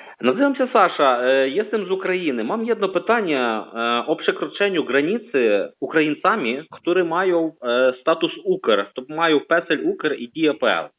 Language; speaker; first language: Polish; non-native, learner; Ukrainian